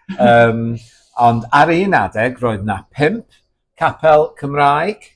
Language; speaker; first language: Welsh; native; Welsh